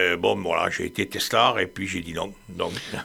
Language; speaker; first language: French; native; French